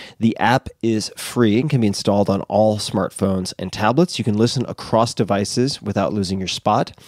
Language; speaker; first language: English; native; English